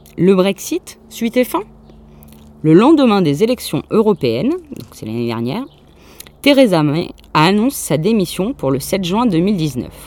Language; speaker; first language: French; native; French